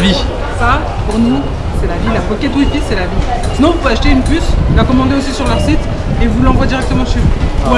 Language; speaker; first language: French; native; French